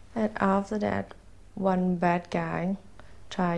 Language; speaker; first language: English; non-native, learner; Thai